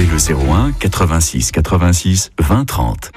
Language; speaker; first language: French; native; French